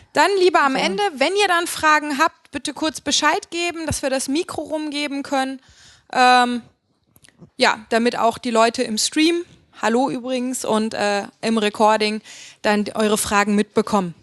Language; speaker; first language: German; native; German